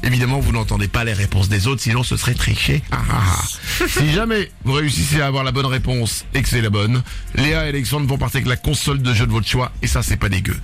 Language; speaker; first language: French; native; French